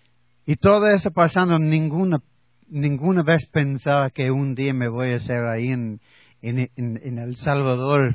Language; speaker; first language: Spanish; non-native, learner; English